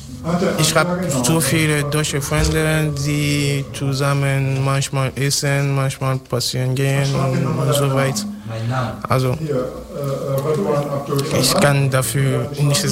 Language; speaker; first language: German; non-native, learner; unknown